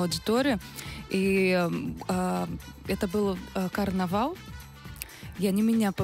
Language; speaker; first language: Russian; non-native, learner; Portuguese